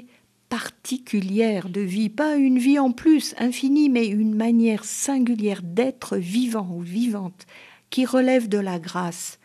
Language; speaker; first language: French; native; French